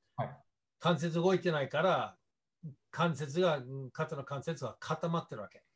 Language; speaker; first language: Japanese; non-native, fluent; English